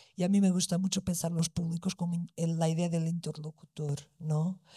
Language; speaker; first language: Spanish; non-native, fluent; Portuguese